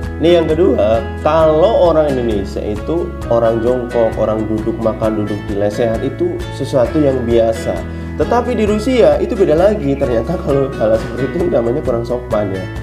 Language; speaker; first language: Indonesian; native; Indonesian